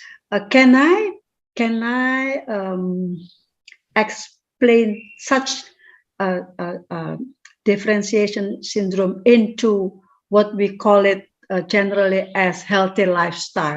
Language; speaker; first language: English; non-native, fluent; Indonesian